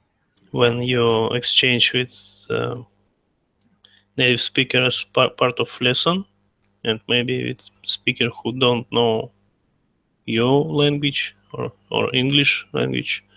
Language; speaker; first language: English; non-native, learner; Russian